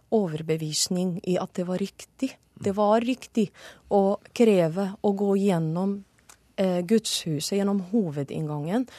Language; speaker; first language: Norwegian; non-native, fluent; Arabic